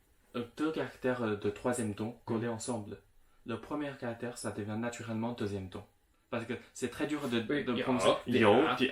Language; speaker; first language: French; non-native, fluent; Chinese